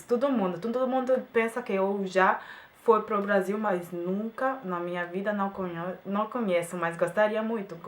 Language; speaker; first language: Portuguese; non-native, fluent; German